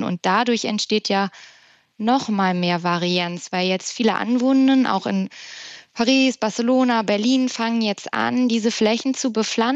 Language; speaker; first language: German; native; German